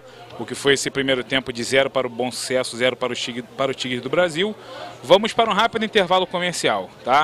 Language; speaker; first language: Portuguese; native; Portuguese